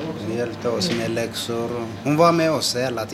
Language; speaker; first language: Swedish; non-native, learner; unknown